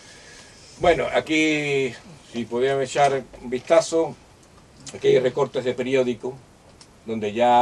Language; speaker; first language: Spanish; native; Spanish